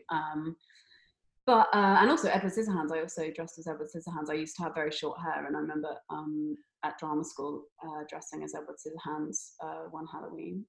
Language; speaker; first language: English; native; English